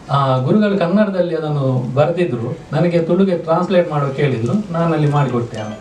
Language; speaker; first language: Kannada; non-native, local second language; Tulu